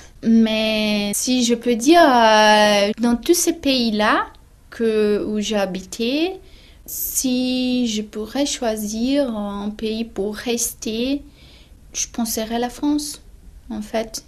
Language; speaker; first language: French; non-native, fluent; Portuguese